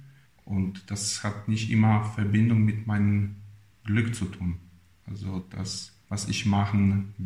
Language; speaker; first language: German; non-native, fluent; Polish